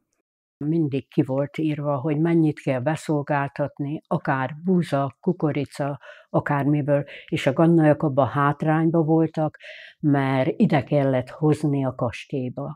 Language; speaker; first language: Hungarian; native; Hungarian